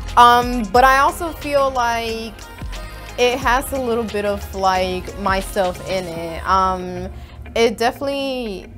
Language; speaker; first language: English; native; English